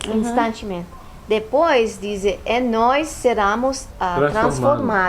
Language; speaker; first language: Portuguese; non-native, fluent; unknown